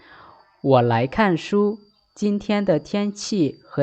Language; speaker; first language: Chinese; non-native, fluent; Lao